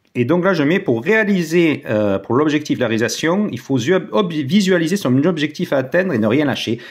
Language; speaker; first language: French; native; French